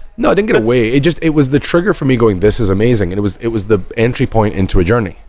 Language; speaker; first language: English; native; English